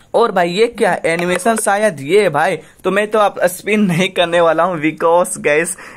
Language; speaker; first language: Hindi; native; Hindi